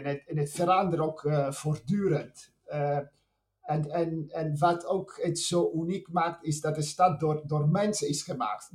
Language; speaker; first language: Dutch; non-native, fluent; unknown